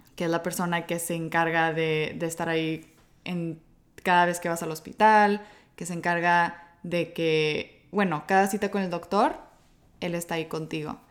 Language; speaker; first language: Spanish; early bilingual, heritage; Spanish